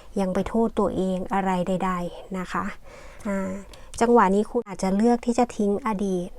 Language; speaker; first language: Thai; native; Thai